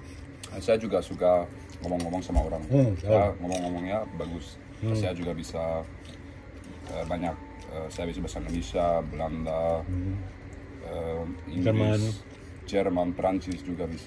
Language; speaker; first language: Indonesian; early bilingual, heritage; Dutch